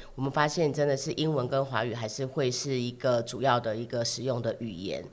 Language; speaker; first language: Chinese; native; Chinese